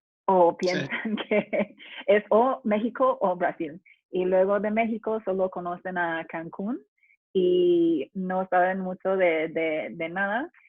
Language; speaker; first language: Spanish; non-native, fluent; English